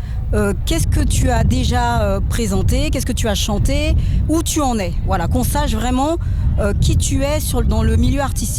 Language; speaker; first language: French; native; French